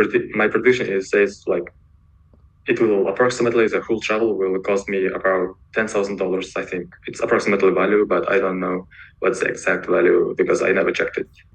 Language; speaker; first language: English; non-native, learner; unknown